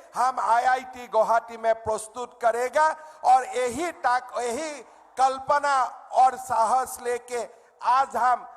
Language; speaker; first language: Hindi; non-native, local second language; Assamese